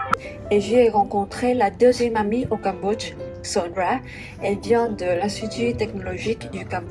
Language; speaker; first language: French; non-native, fluent; Vietnamese